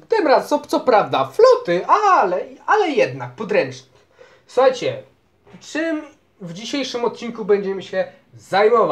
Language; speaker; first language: Polish; native; Polish